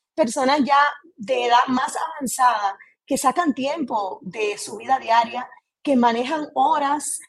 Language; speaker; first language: Spanish; early bilingual, heritage; Spanish